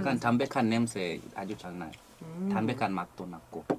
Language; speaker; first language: Korean; non-native, fluent; English